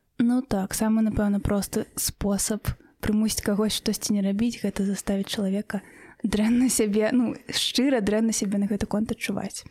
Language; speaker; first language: Belarusian; non-native, local second language; Russian